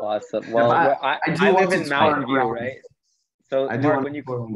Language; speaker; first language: English; native; English